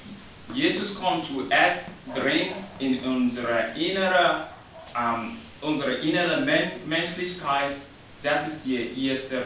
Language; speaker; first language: German; non-native, learner; English